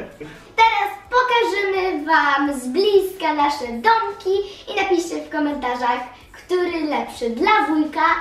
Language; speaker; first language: Polish; early bilingual, heritage; Polish